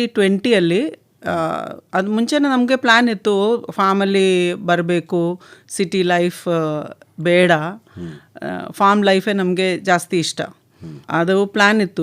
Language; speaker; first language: Kannada; non-native, local second language; Malayalam